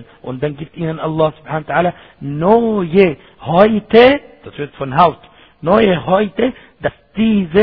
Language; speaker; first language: German; non-native, fluent; Arabic